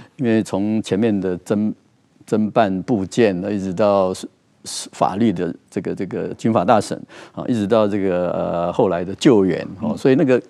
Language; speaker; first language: Chinese; native; Chinese